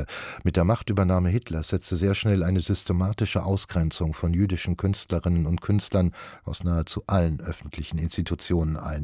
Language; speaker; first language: German; native; German